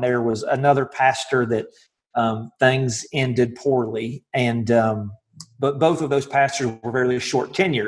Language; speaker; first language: English; native; English